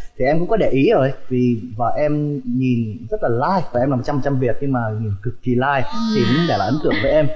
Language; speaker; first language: Vietnamese; early bilingual, heritage; Vietnamese